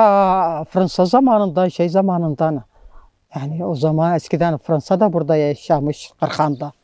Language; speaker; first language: Turkish; non-native, local second language; Arabic